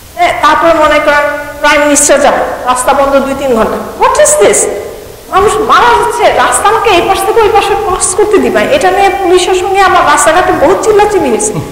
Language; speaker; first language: Bangla; native; Bangla